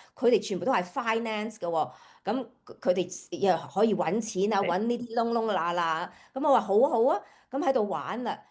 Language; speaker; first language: Cantonese; early bilingual, heritage; Cantonese